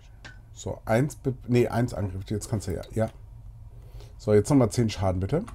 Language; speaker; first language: German; native; German